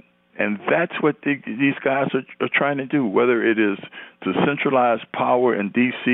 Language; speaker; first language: English; native; English